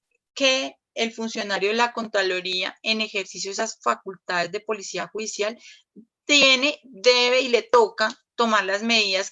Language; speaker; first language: Spanish; native; Spanish